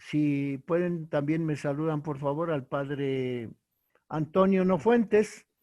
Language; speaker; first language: Spanish; native; Spanish